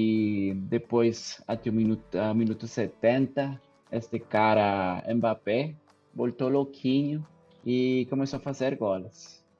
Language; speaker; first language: Portuguese; non-native, fluent; Spanish